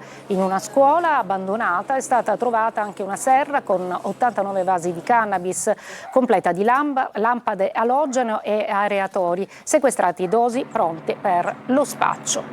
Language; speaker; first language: Italian; native; Italian